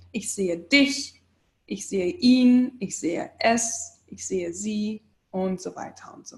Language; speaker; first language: German; non-native, fluent; English